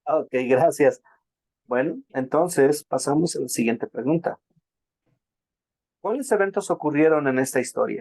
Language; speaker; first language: Spanish; native; Spanish